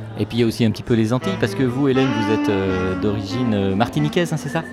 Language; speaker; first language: French; native; French